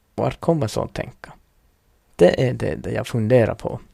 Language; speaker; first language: Swedish; non-native, fluent; Northern Sami